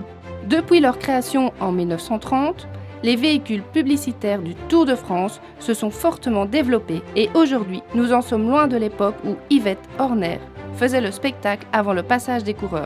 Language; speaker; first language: French; native; French